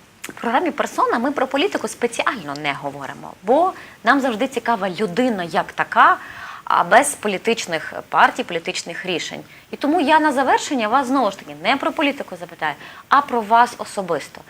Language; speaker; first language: Ukrainian; native; Ukrainian